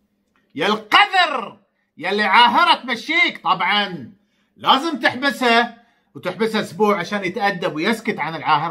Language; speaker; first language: Arabic; native; Arabic